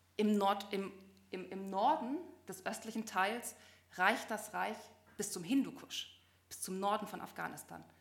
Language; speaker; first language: German; native; German